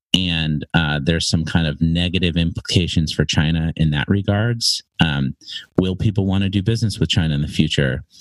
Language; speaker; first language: English; native; English